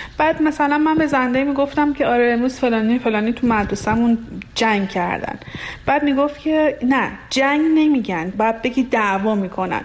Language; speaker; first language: Persian; non-native, local second language; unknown